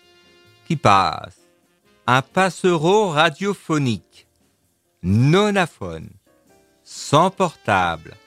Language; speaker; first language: French; native; French